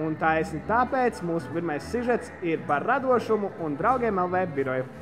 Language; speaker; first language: Latvian; native; Latvian